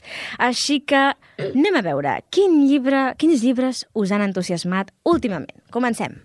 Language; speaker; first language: Catalan; native; Catalan